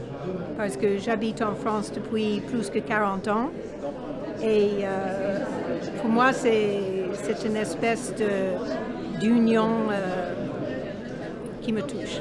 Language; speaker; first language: French; non-native, fluent; English